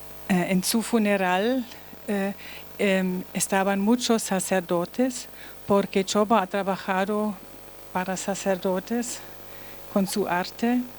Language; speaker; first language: Spanish; non-native, learner; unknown